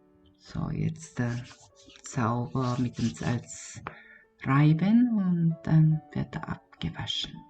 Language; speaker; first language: German; non-native, learner; Korean